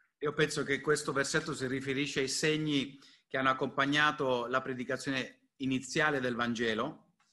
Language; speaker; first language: Italian; native; Italian